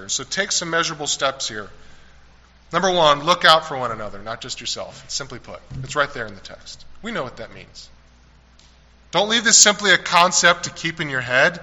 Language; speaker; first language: English; native; English